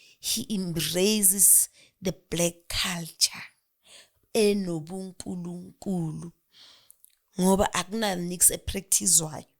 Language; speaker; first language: Zulu; non-native, local second language; Southern Sotho